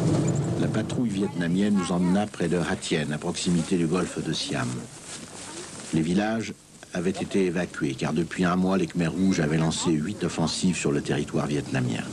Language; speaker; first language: French; native; French